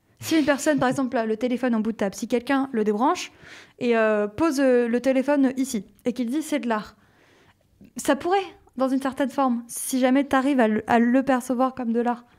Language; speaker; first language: French; native; French